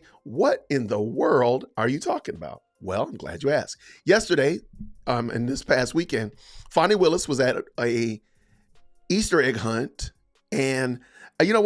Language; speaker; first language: English; native; English